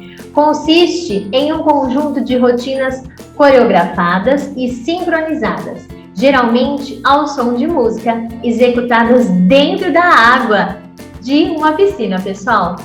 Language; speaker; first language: Portuguese; native; Portuguese